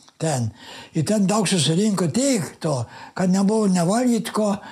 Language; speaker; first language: Lithuanian; non-native, local second language; Yiddish